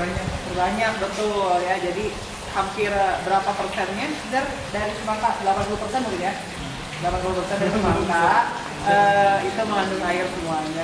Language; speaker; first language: Indonesian; native; Indonesian